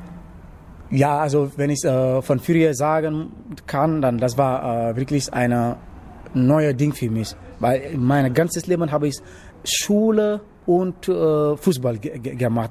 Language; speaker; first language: German; non-native, learner; Wolof